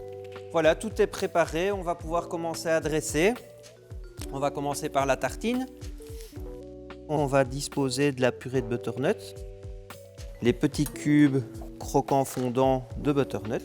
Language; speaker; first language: French; native; French